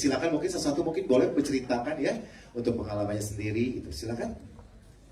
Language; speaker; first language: Indonesian; native; Indonesian